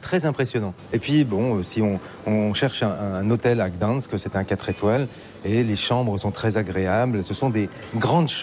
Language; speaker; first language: French; native; French